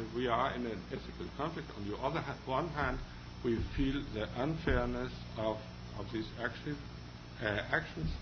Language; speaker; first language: English; non-native, fluent; Danish